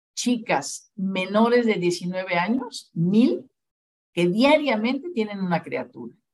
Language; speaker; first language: Spanish; native; Spanish